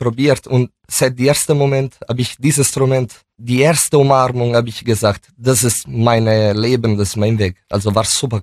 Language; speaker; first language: German; non-native, fluent; Italian